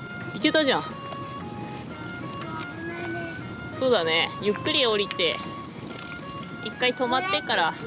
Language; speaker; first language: Japanese; native; Japanese